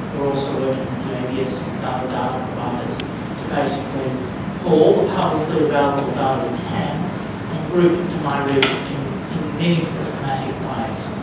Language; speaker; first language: English; native; English